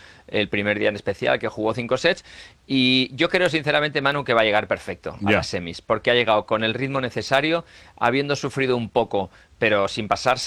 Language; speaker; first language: Spanish; native; Spanish